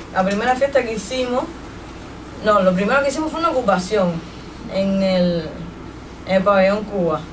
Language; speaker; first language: Spanish; native; Spanish